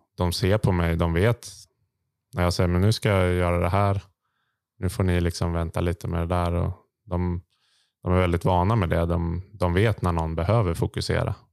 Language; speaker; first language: Swedish; native; Swedish